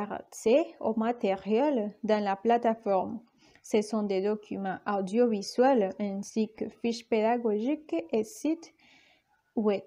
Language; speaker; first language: French; non-native, fluent; Spanish